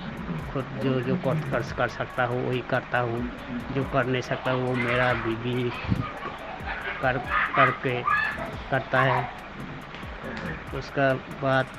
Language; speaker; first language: Hindi; non-native, local second language; Bangla